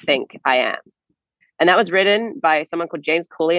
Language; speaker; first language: English; native; English